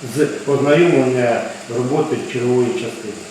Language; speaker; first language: Ukrainian; native; Ukrainian